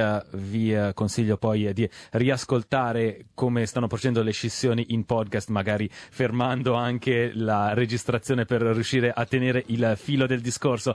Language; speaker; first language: Italian; native; Italian